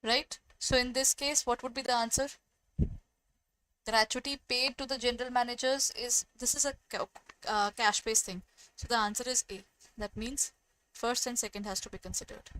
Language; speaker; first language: English; non-native, local second language; Hindi